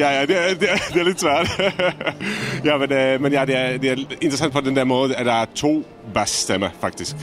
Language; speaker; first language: Danish; non-native, fluent; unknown